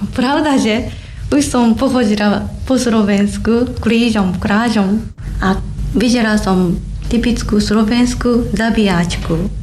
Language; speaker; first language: Slovak; non-native, fluent; Japanese